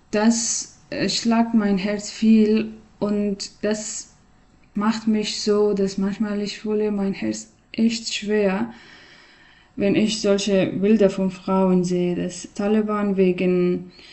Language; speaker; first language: German; non-native, learner; Persian